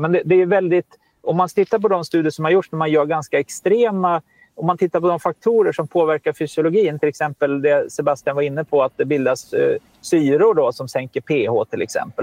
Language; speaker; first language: Swedish; native; Swedish